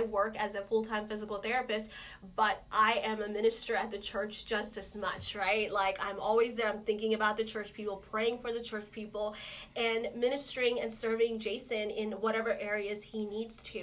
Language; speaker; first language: English; non-native, local second language; Malayalam